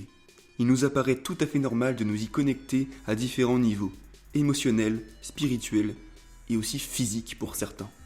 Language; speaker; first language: French; native; French